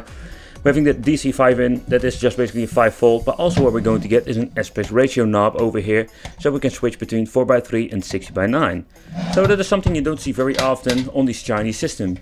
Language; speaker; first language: English; non-native, fluent; Dutch